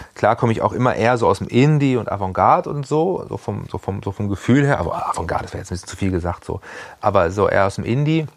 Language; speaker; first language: German; native; German